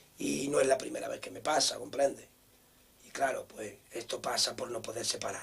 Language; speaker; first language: Spanish; native; Spanish